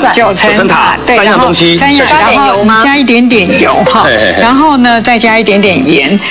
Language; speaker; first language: Chinese; native; Chinese